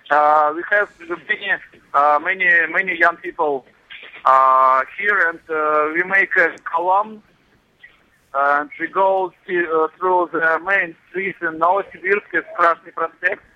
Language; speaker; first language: English; non-native, learner; Russian